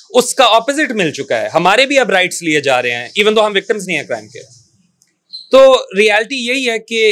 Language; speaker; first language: Urdu; non-native, local second language; Punjabi